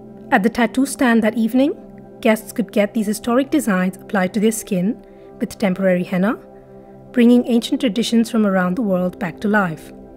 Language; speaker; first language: English; non-native, local second language; Marathi